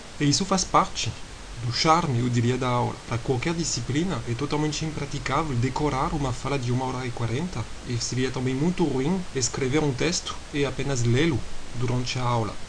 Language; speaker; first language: Portuguese; non-native, fluent; French